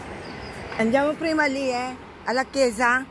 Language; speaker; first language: Italian; non-native, learner; Filipino